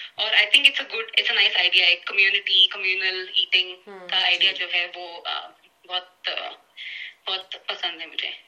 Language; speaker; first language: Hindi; non-native, local second language; Tamil